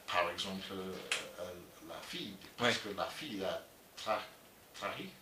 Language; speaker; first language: French; non-native, learner; English